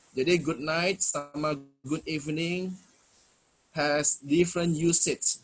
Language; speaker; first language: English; non-native, fluent; Indonesian